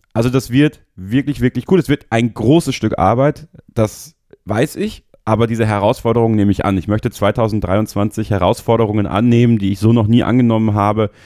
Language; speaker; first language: German; native; German